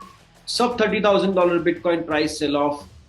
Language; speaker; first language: English; non-native, local second language; Marathi